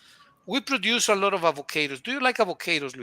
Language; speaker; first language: English; non-native, fluent; Spanish